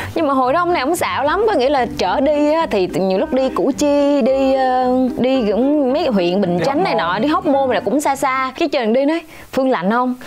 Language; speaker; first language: Vietnamese; native; Vietnamese